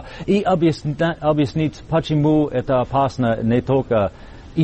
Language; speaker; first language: Russian; non-native, learner; English